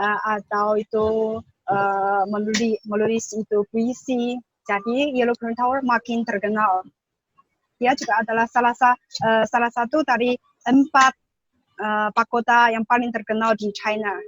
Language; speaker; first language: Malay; non-native, learner; Chinese